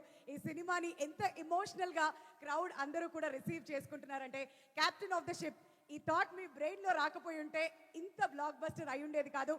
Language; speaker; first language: Telugu; native; Telugu